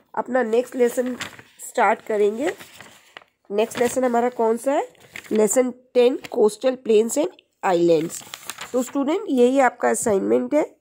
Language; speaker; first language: Hindi; native; Hindi